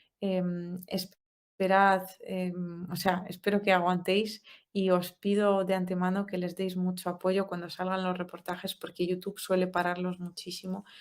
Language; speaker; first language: Spanish; non-native, fluent; Russian